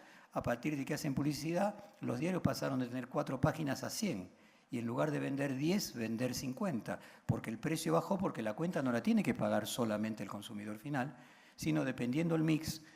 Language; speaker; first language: Spanish; native; Spanish